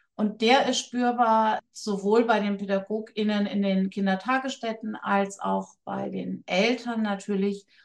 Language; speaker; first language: German; native; German